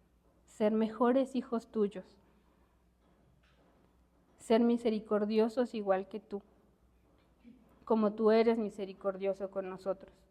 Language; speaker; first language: Spanish; native; Spanish